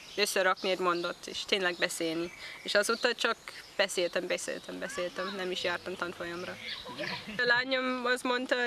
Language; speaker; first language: Hungarian; non-native, learner; English